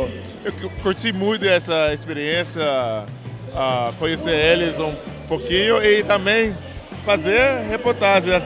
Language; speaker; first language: Portuguese; non-native, fluent; English